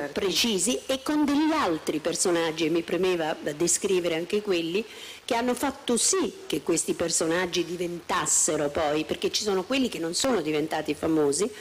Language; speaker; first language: Italian; native; Italian